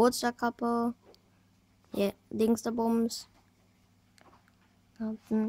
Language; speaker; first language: German; early bilingual, other home language; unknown